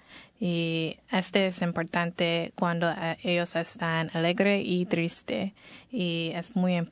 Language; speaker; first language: Spanish; non-native, learner; English